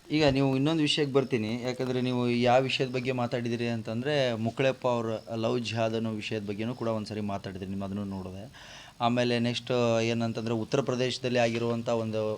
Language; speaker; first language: Kannada; native; Kannada